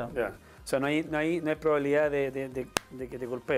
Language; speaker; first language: Spanish; native; Spanish